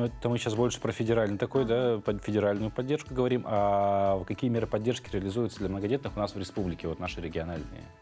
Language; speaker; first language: Russian; native; Russian